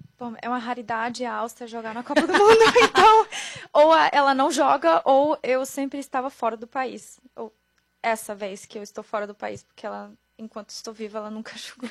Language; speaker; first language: Portuguese; non-native, fluent; German